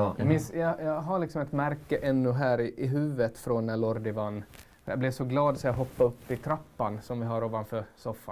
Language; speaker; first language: Swedish; native; Swedish